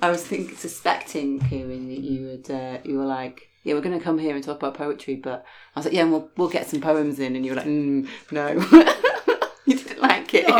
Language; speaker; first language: English; native; English